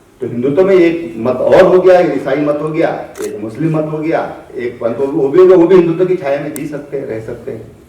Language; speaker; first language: Hindi; native; Hindi